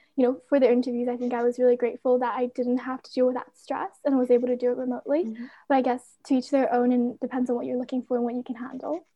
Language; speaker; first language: English; non-native, fluent; Chinese